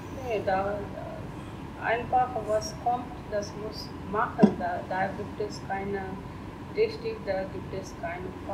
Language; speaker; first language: German; non-native, learner; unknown